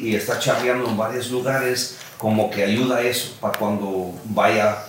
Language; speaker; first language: Spanish; early bilingual, heritage; Spanish